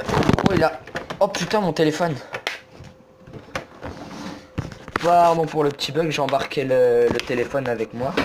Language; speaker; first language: French; native; French